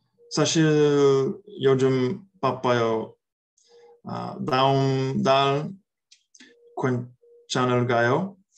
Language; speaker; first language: Korean; non-native, learner; English